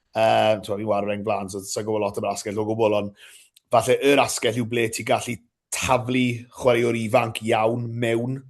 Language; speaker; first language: Welsh; native; Welsh